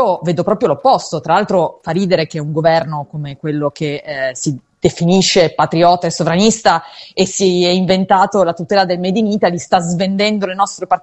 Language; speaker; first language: Italian; native; Italian